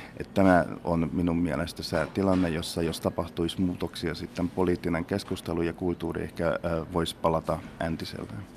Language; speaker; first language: Finnish; non-native, fluent; Hungarian